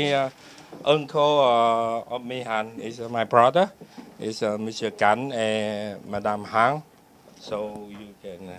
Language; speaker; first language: English; non-native, learner; Vietnamese